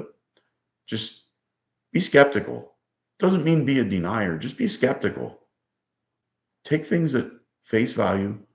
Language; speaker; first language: English; native; English